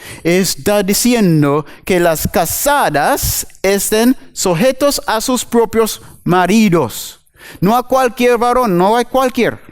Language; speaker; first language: Spanish; non-native, learner; English